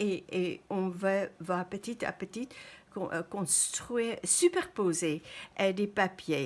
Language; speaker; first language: French; non-native, fluent; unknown